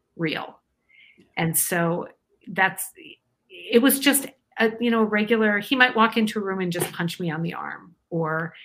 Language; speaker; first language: English; native; English